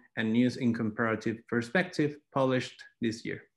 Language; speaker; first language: English; non-native, fluent; Spanish